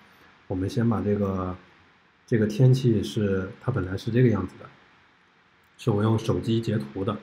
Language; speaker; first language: Chinese; native; Chinese